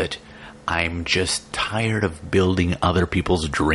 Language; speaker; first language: English; native; English